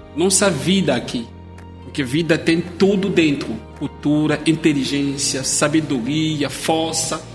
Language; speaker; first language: Portuguese; non-native, fluent; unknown